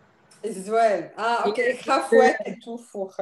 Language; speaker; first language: Dutch; non-native, fluent; Arabic